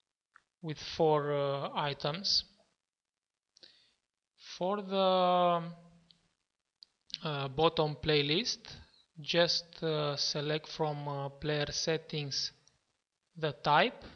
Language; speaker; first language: English; non-native, fluent; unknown